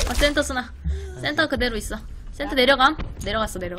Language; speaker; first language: Korean; native; Korean